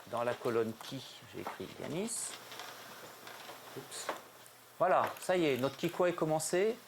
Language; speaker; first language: French; native; French